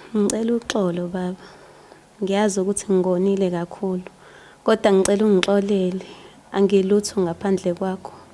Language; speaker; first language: Zulu; native; Zulu